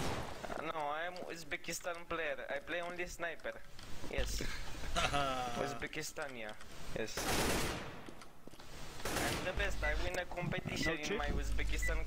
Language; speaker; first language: English; non-native, learner; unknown